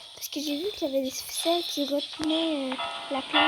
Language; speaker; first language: French; native; French